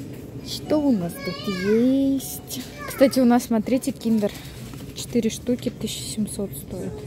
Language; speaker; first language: Russian; native; Russian